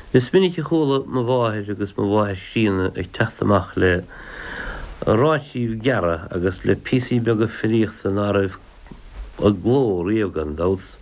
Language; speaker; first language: Irish; native; Irish